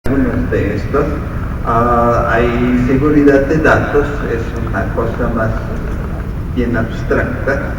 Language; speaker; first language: Spanish; non-native, fluent; English